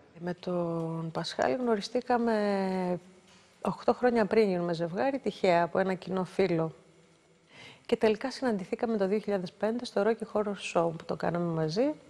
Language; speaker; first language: Greek; native; Greek